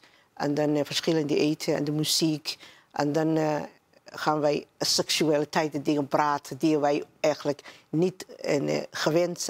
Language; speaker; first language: Dutch; non-native, learner; Somali